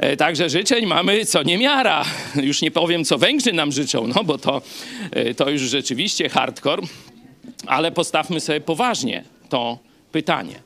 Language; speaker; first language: Polish; native; Polish